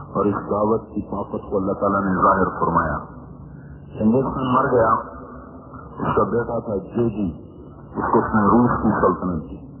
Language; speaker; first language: Urdu; non-native, local second language; Punjabi